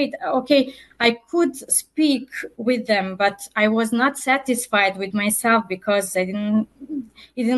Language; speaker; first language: English; non-native, fluent; Serbian